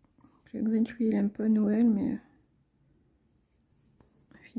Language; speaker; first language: French; native; French